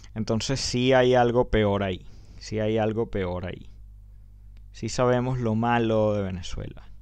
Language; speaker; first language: Spanish; native; Spanish